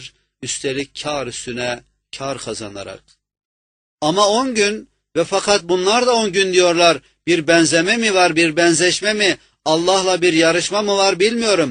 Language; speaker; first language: Turkish; native; Turkish